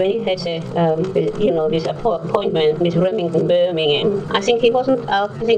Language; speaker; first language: English; non-native, learner; German